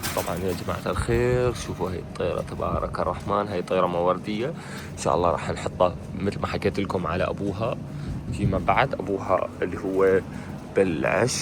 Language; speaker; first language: Arabic; native; Arabic